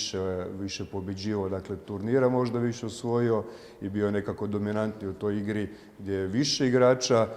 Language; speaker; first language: Croatian; native; Croatian